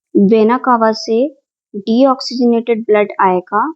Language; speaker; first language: Hindi; native; Hindi